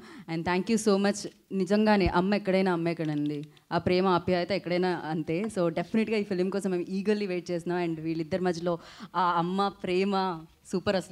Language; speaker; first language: Telugu; native; Telugu